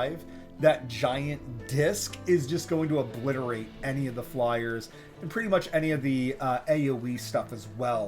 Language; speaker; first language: English; native; English